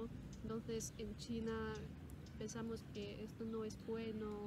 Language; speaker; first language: Spanish; non-native, fluent; Cantonese